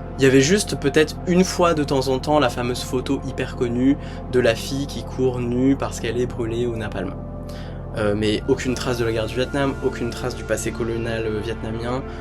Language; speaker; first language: French; native; French